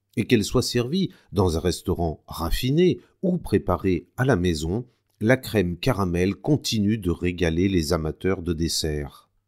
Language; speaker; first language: French; native; French